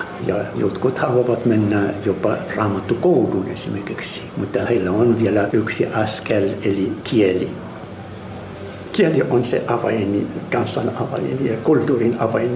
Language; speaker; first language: Finnish; non-native, learner; Arabic